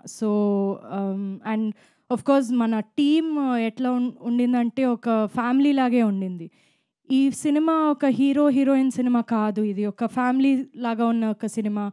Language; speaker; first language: Telugu; non-native, local second language; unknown